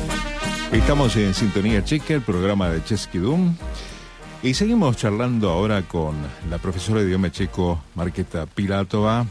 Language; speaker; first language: Spanish; native; Spanish